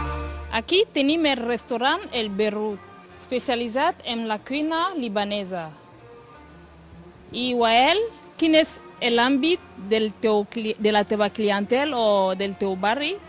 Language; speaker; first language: Catalan; non-native, fluent; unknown